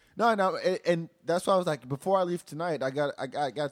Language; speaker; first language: English; non-native, fluent; Wolof